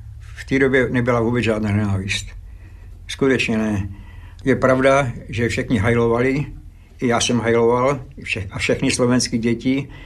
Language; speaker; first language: Czech; early bilingual, other home language; Slovak